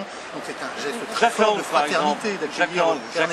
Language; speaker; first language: French; native; French